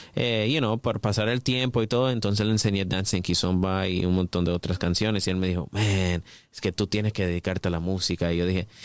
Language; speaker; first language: Spanish; early bilingual, heritage; English